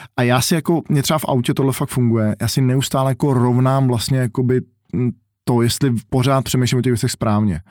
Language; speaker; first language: Czech; native; Czech